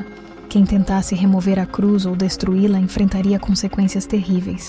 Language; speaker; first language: Portuguese; native; Portuguese